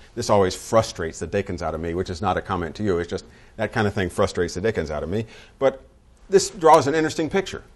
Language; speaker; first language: English; native; English